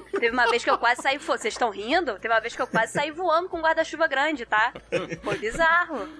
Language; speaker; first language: Portuguese; native; Portuguese